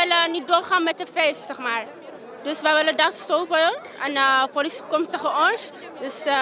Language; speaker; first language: Dutch; non-native, learner; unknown